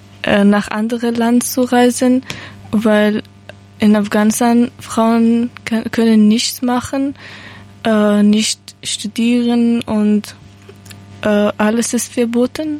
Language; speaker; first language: German; non-native, learner; Persian